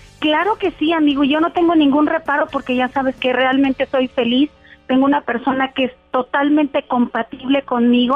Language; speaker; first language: Spanish; native; Spanish